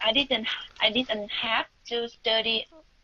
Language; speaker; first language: English; non-native, learner; Vietnamese